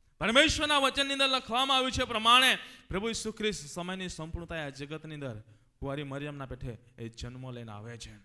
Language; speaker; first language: Gujarati; non-native, local second language; Gamit